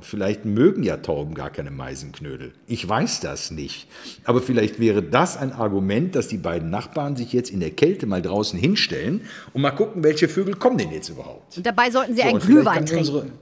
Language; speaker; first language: German; native; German